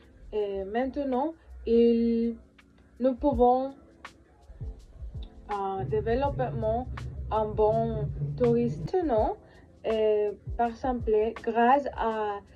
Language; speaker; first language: French; non-native, learner; Spanish